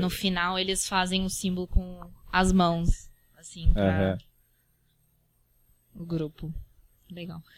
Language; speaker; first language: Portuguese; early bilingual, heritage; Portuguese